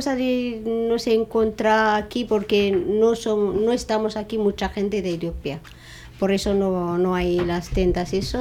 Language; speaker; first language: Spanish; non-native, learner; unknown